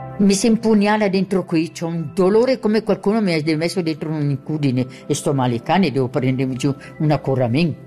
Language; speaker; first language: Italian; non-native, local second language; German